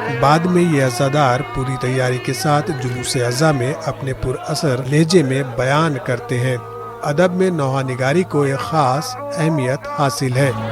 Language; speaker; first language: Urdu; non-native, local second language; Kashmiri